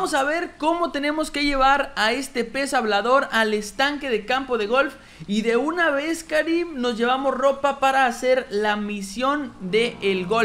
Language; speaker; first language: Spanish; native; Spanish